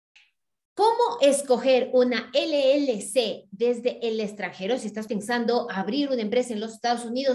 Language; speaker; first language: Spanish; native; Spanish